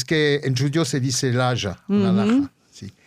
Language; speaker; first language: Spanish; early bilingual, heritage; Ladino